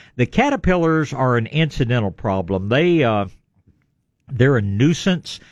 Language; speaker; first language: English; native; English